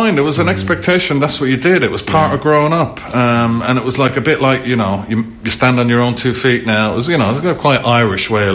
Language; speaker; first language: English; native; English